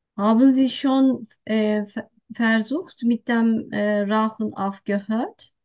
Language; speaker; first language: German; non-native, learner; Turkish